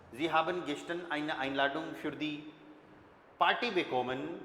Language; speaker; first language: German; non-native, fluent; Hindi